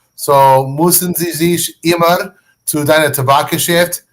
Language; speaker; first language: German; non-native, learner; English